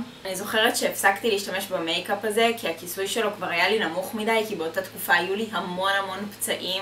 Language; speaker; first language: Hebrew; native; Hebrew